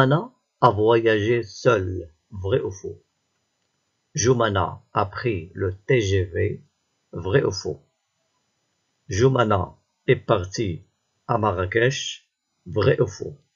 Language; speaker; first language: French; non-native, local second language; Arabic